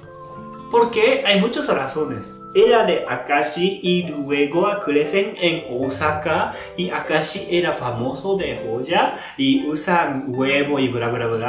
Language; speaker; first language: Spanish; non-native, learner; Japanese